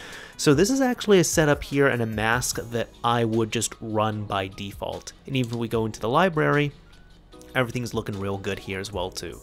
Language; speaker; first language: English; native; English